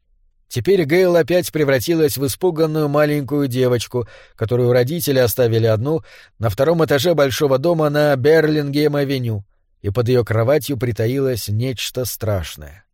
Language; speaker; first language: Russian; native; Russian